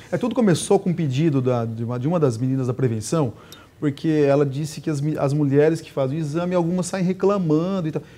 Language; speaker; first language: Portuguese; native; Portuguese